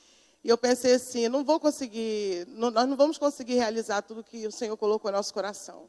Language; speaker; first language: Portuguese; native; Portuguese